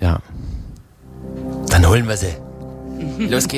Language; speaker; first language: German; native; German